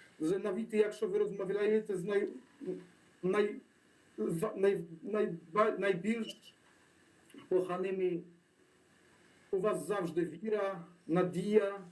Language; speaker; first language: Polish; non-native, learner; Ukrainian